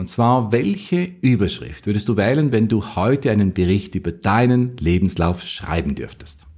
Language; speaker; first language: German; native; German